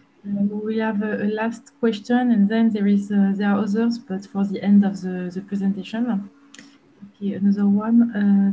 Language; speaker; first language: English; non-native, fluent; French